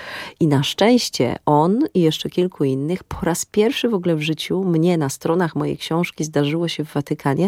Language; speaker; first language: Polish; native; Polish